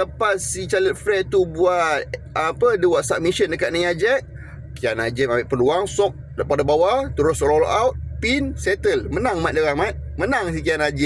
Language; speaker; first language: Malay; native; Malay